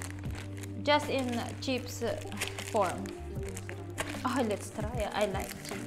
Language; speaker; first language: English; non-native, local second language; Filipino